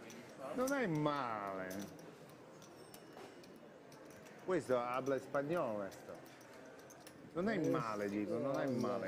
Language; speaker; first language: Italian; non-native, learner; Russian